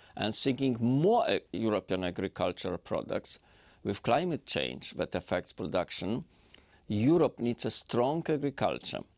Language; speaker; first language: English; non-native, fluent; Polish